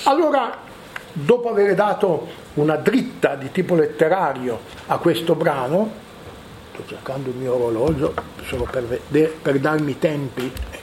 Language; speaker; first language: Italian; native; Italian